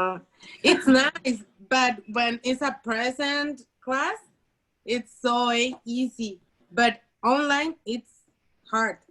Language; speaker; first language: English; non-native, learner; Spanish